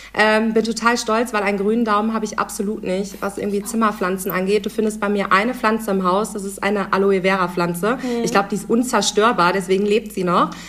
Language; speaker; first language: German; native; German